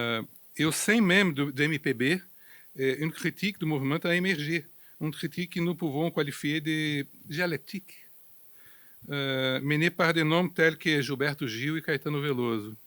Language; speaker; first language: French; non-native, fluent; Portuguese